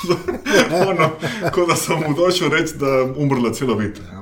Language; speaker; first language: Croatian; non-native, fluent; Spanish